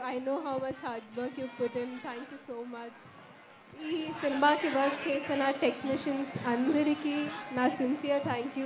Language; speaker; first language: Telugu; non-native, fluent; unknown